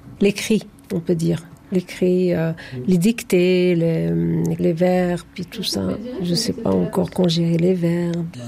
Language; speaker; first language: French; non-native, fluent; Arabic